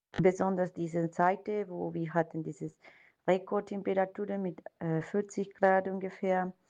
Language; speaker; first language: German; non-native, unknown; Spanish